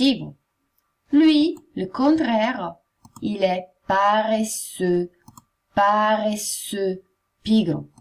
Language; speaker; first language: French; non-native, fluent; Italian